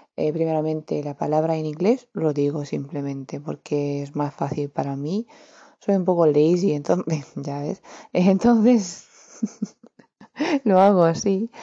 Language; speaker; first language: Spanish; non-native, fluent; Romanian